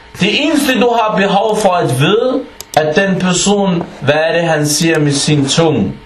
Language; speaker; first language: Danish; non-native, fluent; Arabic